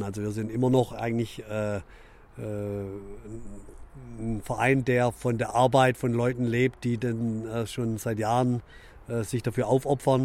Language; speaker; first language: German; native; German